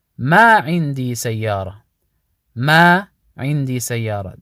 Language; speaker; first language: Arabic; non-native, fluent; English